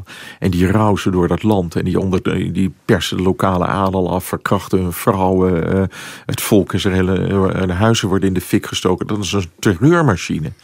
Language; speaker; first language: Dutch; native; Dutch